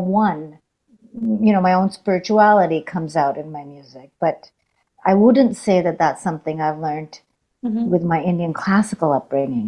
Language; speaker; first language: English; non-native, fluent; Hindi